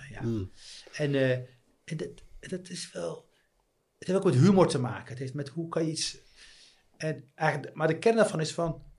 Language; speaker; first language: Dutch; early bilingual, other home language; Riffian